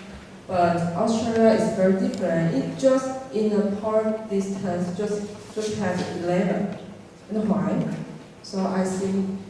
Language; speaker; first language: English; non-native, learner; Chinese